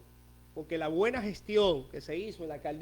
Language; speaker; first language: Spanish; native; Spanish